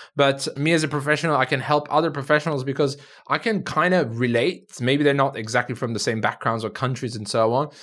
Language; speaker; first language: English; non-native, fluent; Turkish